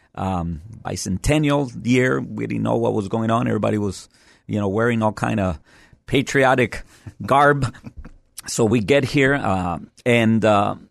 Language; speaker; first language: English; early bilingual, other home language; Spanish